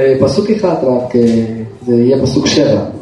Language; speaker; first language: Hebrew; non-native, fluent; Russian